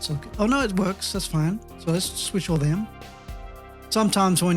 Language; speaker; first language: English; native; English